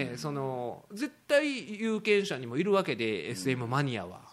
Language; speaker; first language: Japanese; native; Japanese